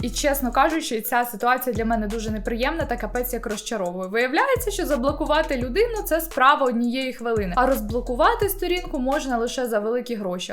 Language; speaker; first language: Ukrainian; native; Ukrainian